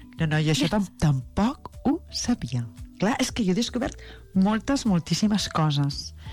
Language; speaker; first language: Catalan; native; Catalan